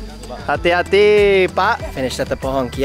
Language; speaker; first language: Indonesian; non-native, learner; English